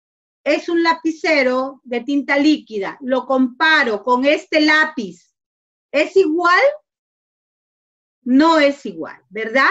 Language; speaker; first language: Spanish; native; Spanish